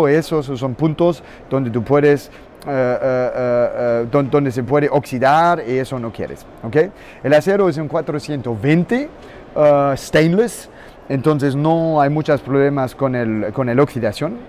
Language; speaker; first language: Spanish; non-native, learner; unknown